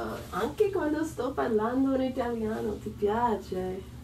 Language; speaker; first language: Italian; non-native, learner; English